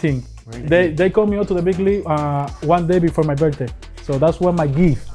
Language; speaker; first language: English; non-native, fluent; Spanish